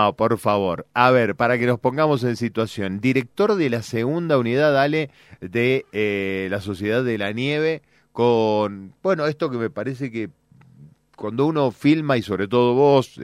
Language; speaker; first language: Spanish; native; Spanish